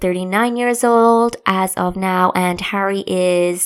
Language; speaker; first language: English; native; English